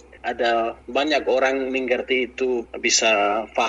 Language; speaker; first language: Indonesian; non-native, learner; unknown